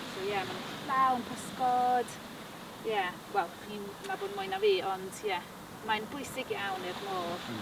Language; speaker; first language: Welsh; non-native, local second language; English